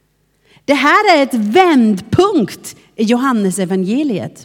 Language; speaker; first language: Swedish; non-native, fluent; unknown